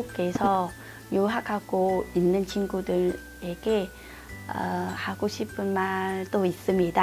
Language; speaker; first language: Korean; non-native, fluent; Vietnamese